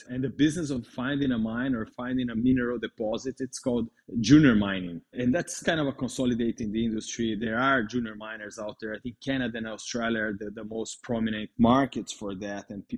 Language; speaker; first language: English; non-native, fluent; Portuguese